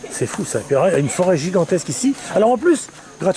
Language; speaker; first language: French; native; French